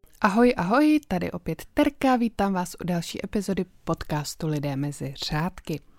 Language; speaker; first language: Czech; native; Czech